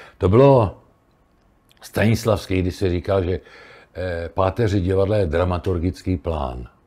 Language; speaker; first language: Czech; native; Czech